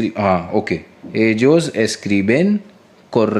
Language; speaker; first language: Spanish; non-native, learner; Hindi